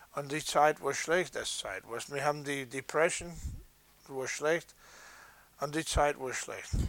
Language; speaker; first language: German; early bilingual, heritage; English